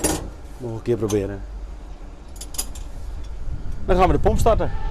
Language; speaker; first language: Dutch; native; Dutch